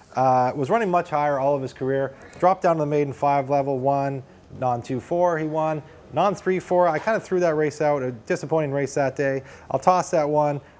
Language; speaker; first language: English; native; English